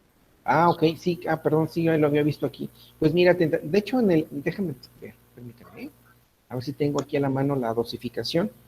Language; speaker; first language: Spanish; native; Spanish